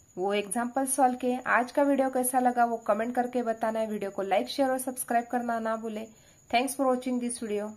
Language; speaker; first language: Hindi; non-native, local second language; Marathi